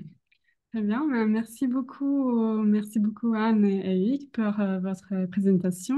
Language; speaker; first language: French; non-native, fluent; Italian